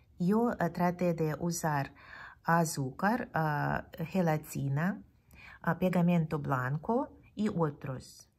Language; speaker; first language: Spanish; non-native, fluent; Russian